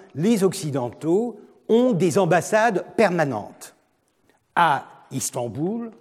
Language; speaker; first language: French; non-native, fluent; Turkish